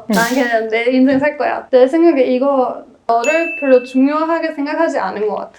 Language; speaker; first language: Korean; non-native, fluent; German